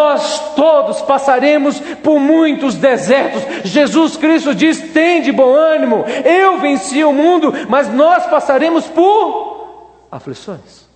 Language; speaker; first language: Portuguese; native; Portuguese